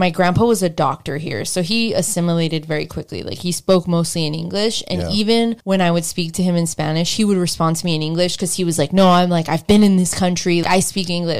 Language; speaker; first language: English; native; English